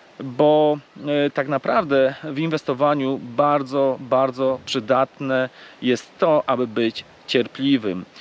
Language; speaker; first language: Polish; native; Polish